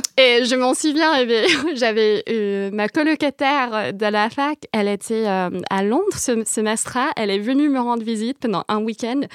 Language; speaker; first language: French; non-native, fluent; Vietnamese